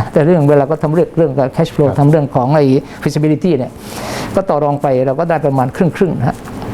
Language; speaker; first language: Thai; non-native, local second language; Malay